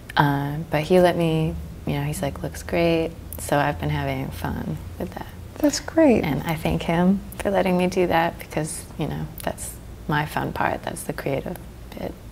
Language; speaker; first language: English; native; English